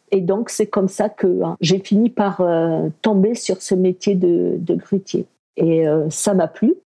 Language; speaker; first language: French; early bilingual, other home language; Spanish